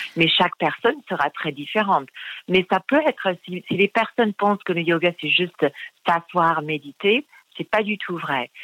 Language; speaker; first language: French; non-native, fluent; English